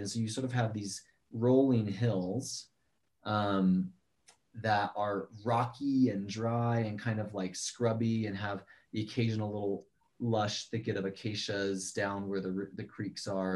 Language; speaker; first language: English; native; English